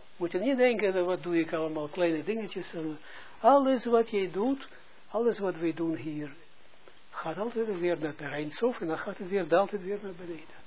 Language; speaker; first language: Dutch; non-native, fluent; Russian